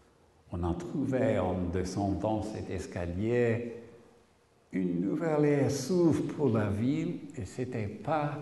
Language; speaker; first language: French; non-native, learner; English